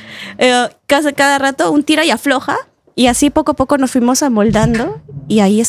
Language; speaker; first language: Spanish; native; Spanish